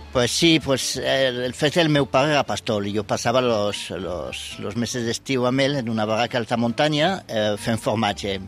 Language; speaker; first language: Catalan; non-native, fluent; French